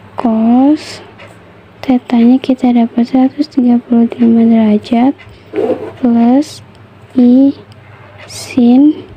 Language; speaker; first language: Indonesian; native; Indonesian